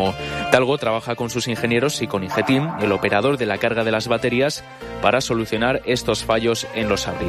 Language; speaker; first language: Spanish; native; Spanish